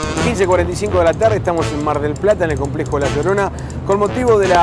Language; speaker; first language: Spanish; native; Spanish